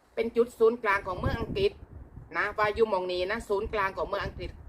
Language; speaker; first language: Thai; non-native, local second language; Northeastern Thai